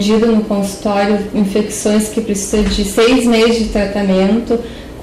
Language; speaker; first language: Portuguese; native; Portuguese